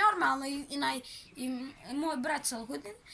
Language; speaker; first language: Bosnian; early bilingual, heritage; Bosnian